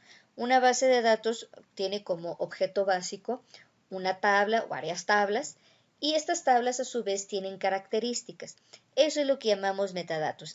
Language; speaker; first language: Spanish; native; Spanish